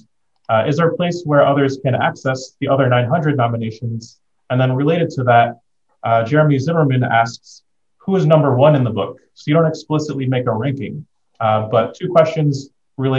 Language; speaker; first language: English; native; English